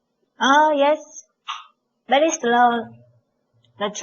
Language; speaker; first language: English; non-native, learner; Chinese